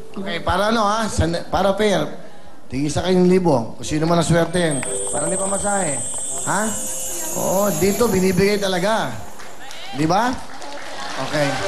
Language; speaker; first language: Filipino; native; Filipino